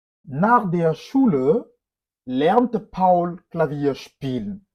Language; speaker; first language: German; non-native, fluent; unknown